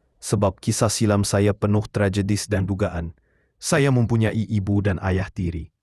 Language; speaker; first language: Malay; native; Malay